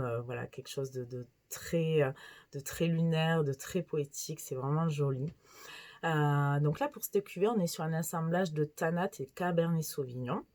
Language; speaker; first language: French; native; French